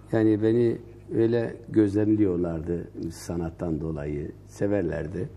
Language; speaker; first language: Turkish; non-native, local second language; Kurdish